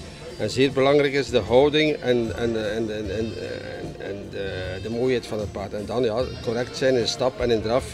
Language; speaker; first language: Dutch; native; Dutch